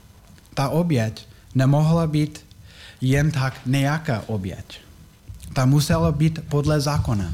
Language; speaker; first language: Czech; non-native, learner; English